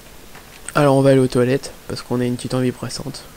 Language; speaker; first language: French; native; French